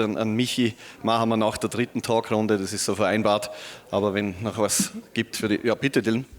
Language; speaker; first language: German; native; German